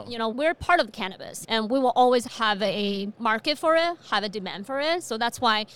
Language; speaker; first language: English; non-native, fluent; Chinese